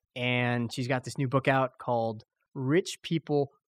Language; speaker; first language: English; early bilingual, other home language; Spanish